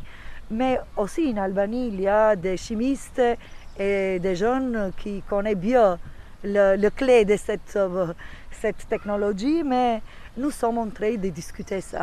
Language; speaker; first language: French; non-native, fluent; Albanian